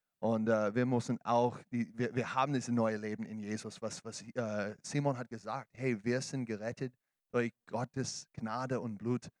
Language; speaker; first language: German; non-native, learner; English